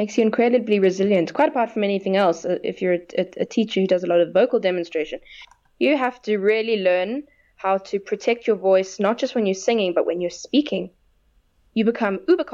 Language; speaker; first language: English; native; English